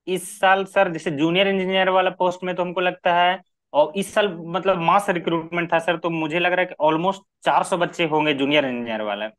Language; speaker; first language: Hindi; native; Hindi